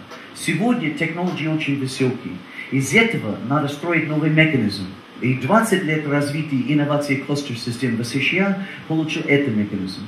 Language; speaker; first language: Russian; non-native, learner; English